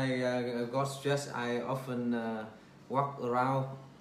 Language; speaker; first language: English; non-native, learner; Vietnamese